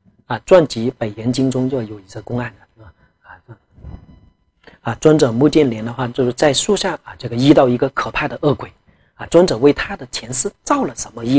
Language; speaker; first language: Chinese; non-native, local second language; Tibetan